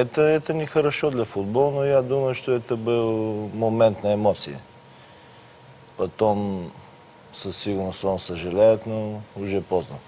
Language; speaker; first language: Russian; non-native, learner; Bulgarian